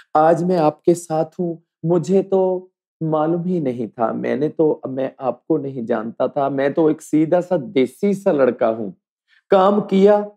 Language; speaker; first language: Hindi; native; Hindi